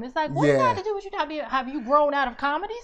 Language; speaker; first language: English; native; English